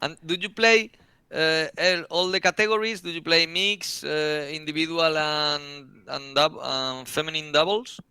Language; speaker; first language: English; non-native, learner; Spanish